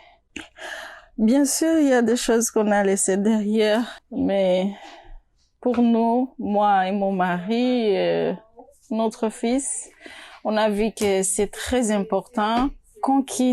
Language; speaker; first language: French; non-native, local second language; Rundi